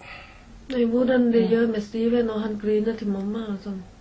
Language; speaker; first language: Norwegian; non-native, learner; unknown